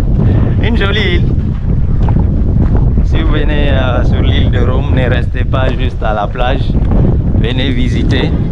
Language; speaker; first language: French; non-native, local second language; Susu